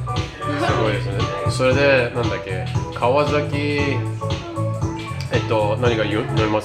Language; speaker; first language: Japanese; non-native, learner; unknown